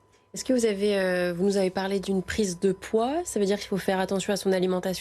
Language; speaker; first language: French; native; French